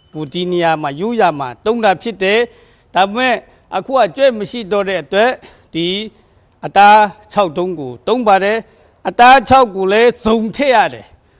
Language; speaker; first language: Burmese; non-native, local second language; Kachin